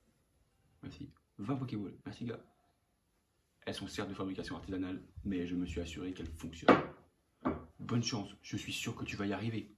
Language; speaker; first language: French; native; French